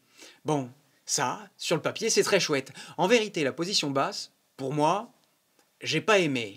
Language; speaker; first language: French; native; French